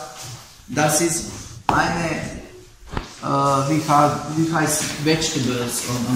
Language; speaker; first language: German; non-native, learner; Croatian